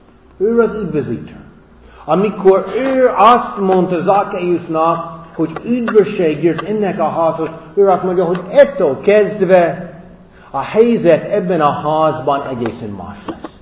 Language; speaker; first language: Hungarian; non-native, fluent; English